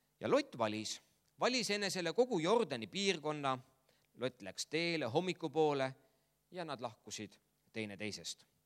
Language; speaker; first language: Estonian; native; Estonian